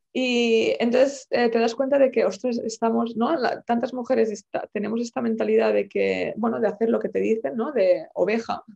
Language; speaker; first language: Spanish; native; Spanish